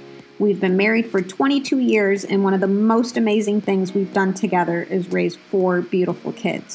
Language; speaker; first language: English; native; English